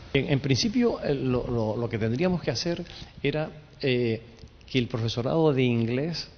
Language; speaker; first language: Spanish; native; Spanish